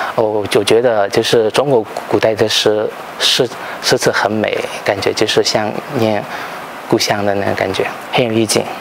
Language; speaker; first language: Chinese; non-native, fluent; Burmese